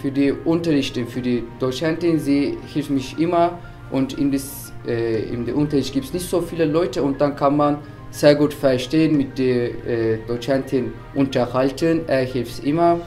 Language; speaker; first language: German; non-native, learner; Turkish